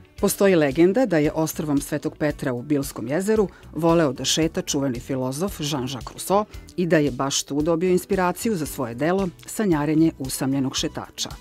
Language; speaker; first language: Serbian; native; Serbian